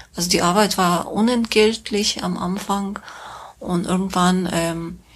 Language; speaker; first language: German; non-native, fluent; Persian